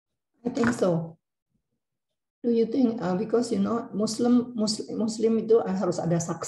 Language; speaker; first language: English; non-native, learner; Indonesian